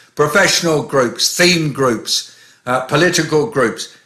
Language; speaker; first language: English; native; English